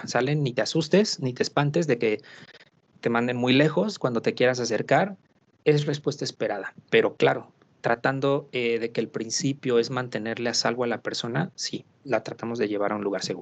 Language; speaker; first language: Spanish; native; Spanish